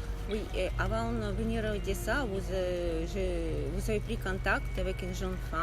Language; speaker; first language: French; non-native, learner; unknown